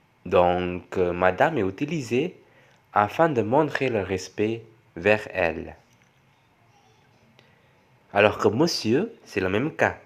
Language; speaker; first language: French; non-native, fluent; Javanese